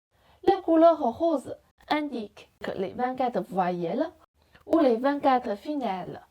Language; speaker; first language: French; non-native, fluent; Chinese